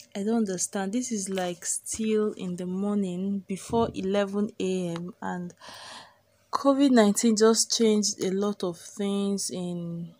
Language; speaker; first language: English; non-native, local second language; Igbo